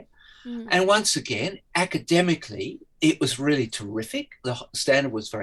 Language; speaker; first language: English; native; English